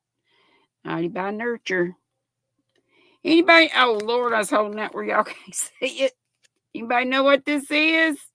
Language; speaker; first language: English; native; English